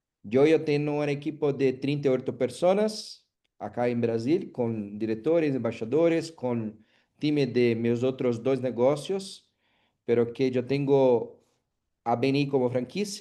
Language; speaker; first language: Spanish; non-native, learner; Portuguese